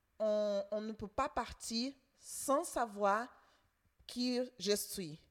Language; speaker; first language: French; non-native, learner; Portuguese